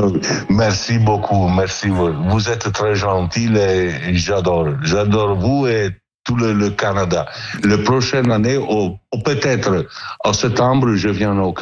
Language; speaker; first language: French; non-native, learner; Italian